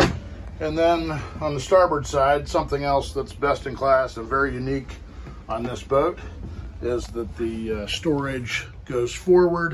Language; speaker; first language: English; native; English